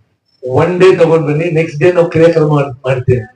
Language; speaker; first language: Kannada; non-native, local second language; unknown